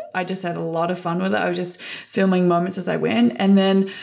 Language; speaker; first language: English; native; English